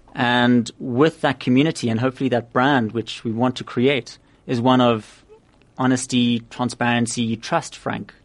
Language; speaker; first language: English; native; English